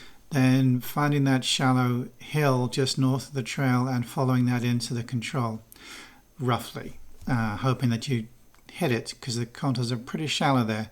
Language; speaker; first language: English; native; English